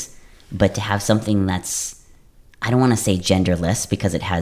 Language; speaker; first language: English; native; English